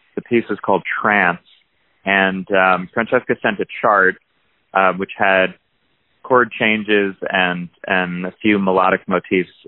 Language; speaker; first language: English; native; English